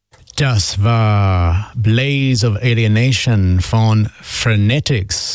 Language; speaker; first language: German; non-native, learner; English